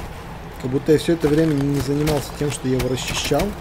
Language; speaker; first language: Russian; native; Russian